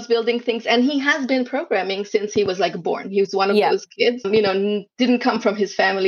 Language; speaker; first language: English; non-native, fluent; Hebrew